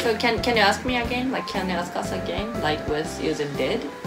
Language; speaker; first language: English; non-native, fluent; Japanese